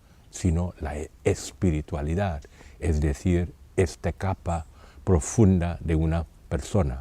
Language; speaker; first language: Spanish; non-native, fluent; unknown